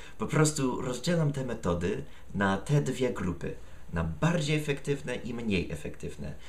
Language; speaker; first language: Polish; non-native, fluent; English